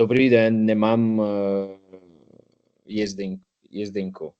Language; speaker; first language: Czech; non-native, learner; English